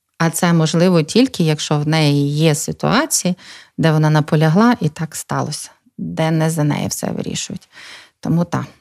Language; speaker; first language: Ukrainian; native; Ukrainian